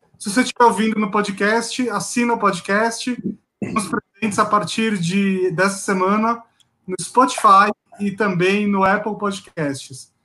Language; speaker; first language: Portuguese; native; Portuguese